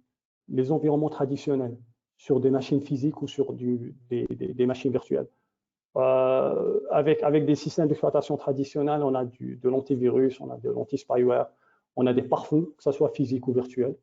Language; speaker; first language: French; native; French